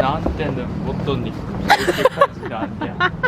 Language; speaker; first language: Korean; non-native, learner; Japanese